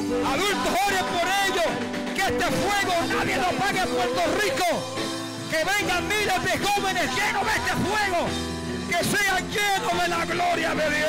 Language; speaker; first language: Spanish; native; Spanish